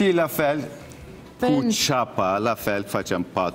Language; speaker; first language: Romanian; non-native, learner; Turkish